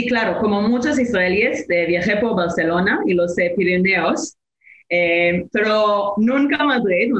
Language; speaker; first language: Spanish; non-native, fluent; Hebrew